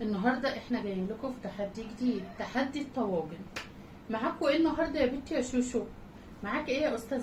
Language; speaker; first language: Arabic; native; Arabic